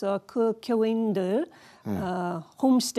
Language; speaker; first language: Korean; non-native, learner; English